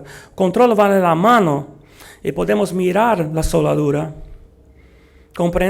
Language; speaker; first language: Spanish; non-native, learner; Portuguese